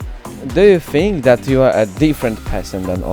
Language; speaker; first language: English; non-native, learner; Polish